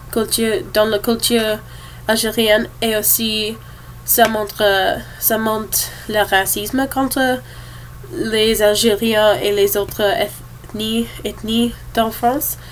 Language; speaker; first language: French; non-native, learner; English